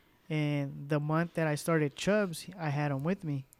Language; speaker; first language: English; early bilingual, other home language; Spanish